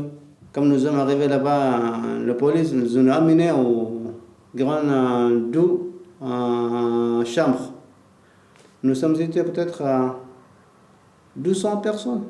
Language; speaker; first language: French; non-native, learner; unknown